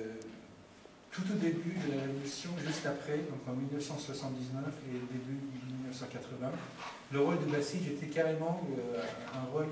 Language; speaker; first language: French; non-native, fluent; Persian